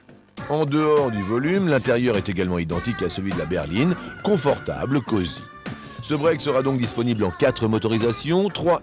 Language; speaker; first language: French; native; French